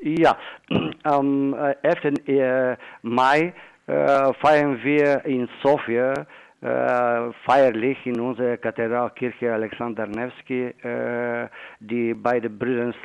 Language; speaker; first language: German; non-native, fluent; Bulgarian